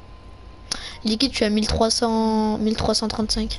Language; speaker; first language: French; native; French